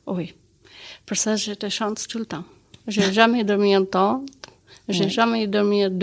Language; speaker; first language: French; non-native, learner; Albanian